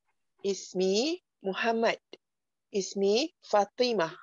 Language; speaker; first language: Arabic; non-native, learner; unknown